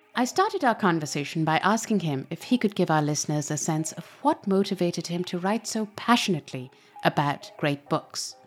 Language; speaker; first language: English; non-native, local second language; Urdu